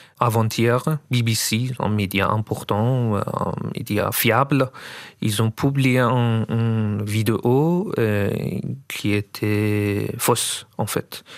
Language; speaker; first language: French; non-native, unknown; Persian